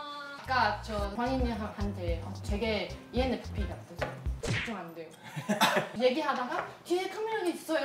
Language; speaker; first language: Korean; non-native, learner; Chinese